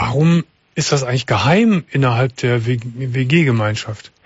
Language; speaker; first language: German; native; German